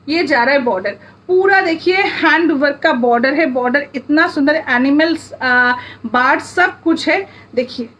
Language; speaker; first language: Hindi; non-native, local second language; Bangla